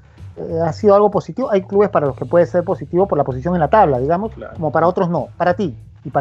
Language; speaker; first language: Spanish; native; Spanish